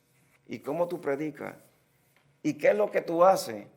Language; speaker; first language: Spanish; native; Spanish